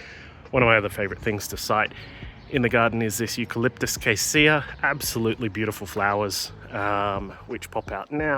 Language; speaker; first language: English; native; English